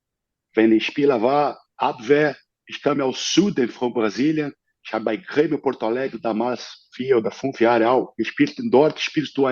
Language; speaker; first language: German; non-native, fluent; Portuguese